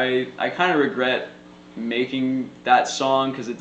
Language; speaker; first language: English; native; English